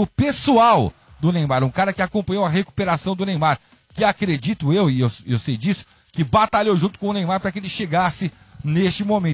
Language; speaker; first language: Portuguese; native; Portuguese